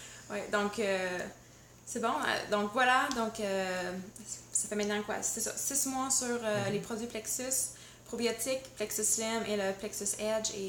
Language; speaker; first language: French; native; French